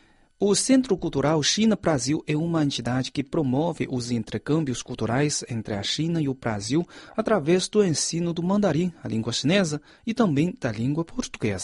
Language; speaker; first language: Portuguese; non-native, fluent; Chinese